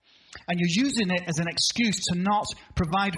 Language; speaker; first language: English; native; English